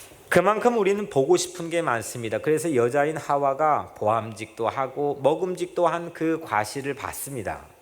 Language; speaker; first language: Korean; native; Korean